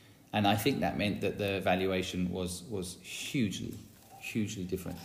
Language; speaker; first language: English; native; English